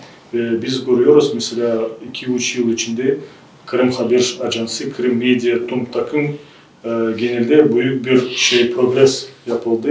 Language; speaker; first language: Turkish; non-native, learner; Crimean Tatar